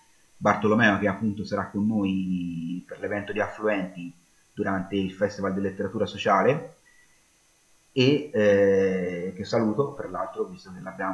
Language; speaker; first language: Italian; native; Italian